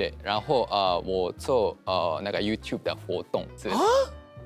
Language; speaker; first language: Chinese; non-native, fluent; Japanese